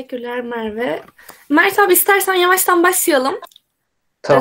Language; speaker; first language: Turkish; native; Turkish